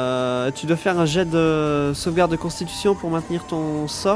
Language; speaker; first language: French; native; French